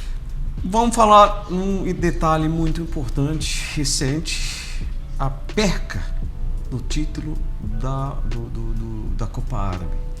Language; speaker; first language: Portuguese; non-native, fluent; Arabic